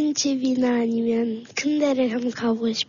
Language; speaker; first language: Korean; early bilingual, heritage; Korean